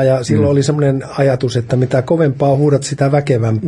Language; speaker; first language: Finnish; native; Finnish